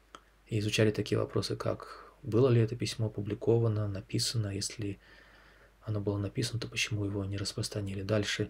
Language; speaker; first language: Russian; native; Russian